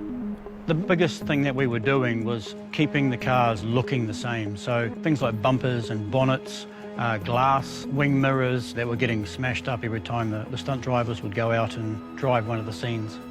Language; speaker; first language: English; native; English